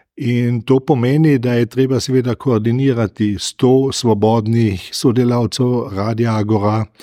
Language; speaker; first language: Slovenian; native; Slovenian